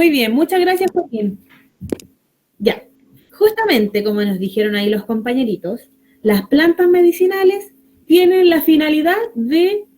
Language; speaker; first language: Spanish; native; Spanish